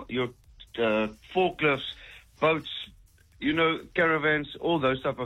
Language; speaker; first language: English; non-native, local second language; Afrikaans